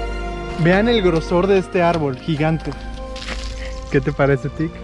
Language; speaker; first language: Spanish; native; Spanish